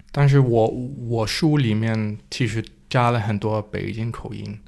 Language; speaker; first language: Chinese; non-native, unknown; Danish